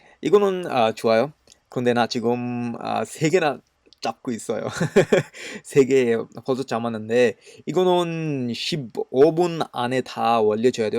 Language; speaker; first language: Korean; non-native, learner; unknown